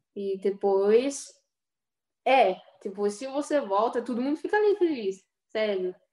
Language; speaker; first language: Portuguese; early bilingual, heritage; Portuguese